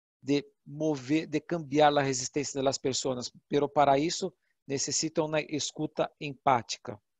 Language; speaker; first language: Portuguese; non-native, learner; Spanish